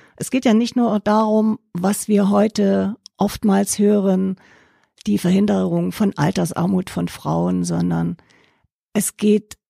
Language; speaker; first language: German; native; German